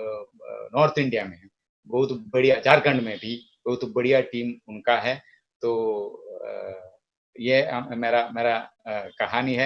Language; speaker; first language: Hindi; non-native, local second language; Malayalam